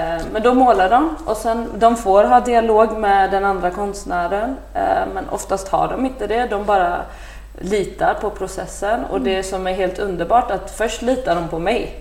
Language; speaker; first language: Swedish; early bilingual, other home language; Persian